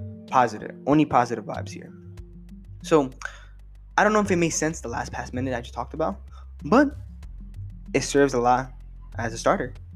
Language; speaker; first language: English; native; English